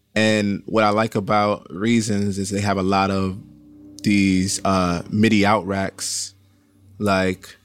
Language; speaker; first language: English; native; English